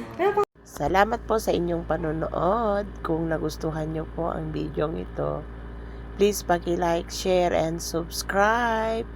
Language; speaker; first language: Filipino; native; Filipino